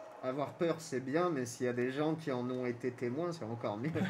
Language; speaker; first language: French; native; French